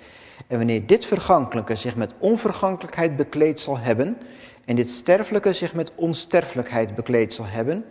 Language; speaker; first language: Dutch; native; Dutch